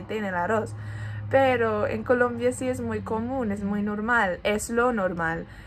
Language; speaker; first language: Spanish; non-native, fluent; English